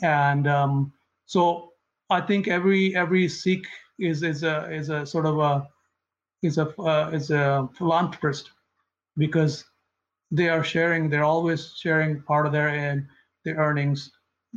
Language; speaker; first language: English; non-native, local second language; Punjabi